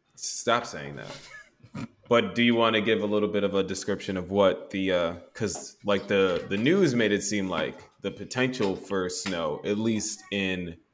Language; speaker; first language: English; native; English